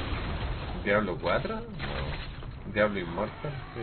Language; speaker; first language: Spanish; native; Spanish